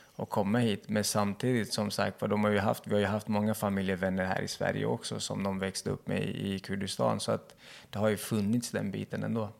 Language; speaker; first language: Swedish; early bilingual, other home language; Kurdish